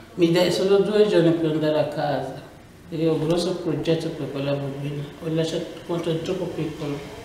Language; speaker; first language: Italian; non-native, learner; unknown